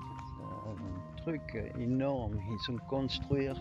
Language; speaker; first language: French; non-native, learner; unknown